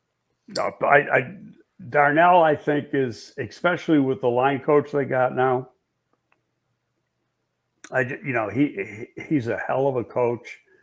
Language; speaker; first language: English; native; English